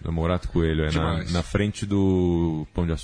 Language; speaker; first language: Portuguese; native; Portuguese